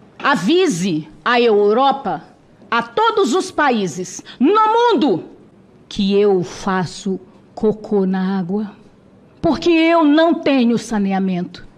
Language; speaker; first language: Portuguese; non-native, local second language; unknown